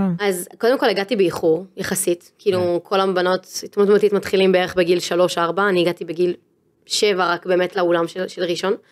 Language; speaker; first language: Hebrew; native; Hebrew